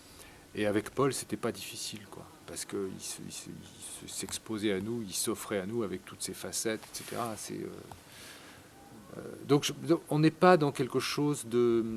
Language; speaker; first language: French; native; French